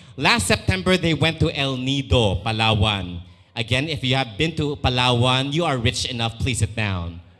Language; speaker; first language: English; non-native, local second language; Filipino